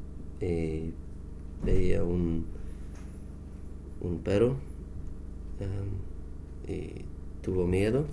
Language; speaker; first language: Spanish; non-native, learner; English